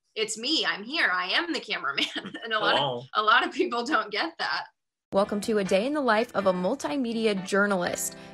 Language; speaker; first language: English; native; English